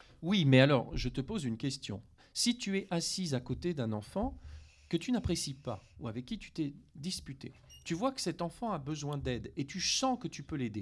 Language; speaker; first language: French; native; French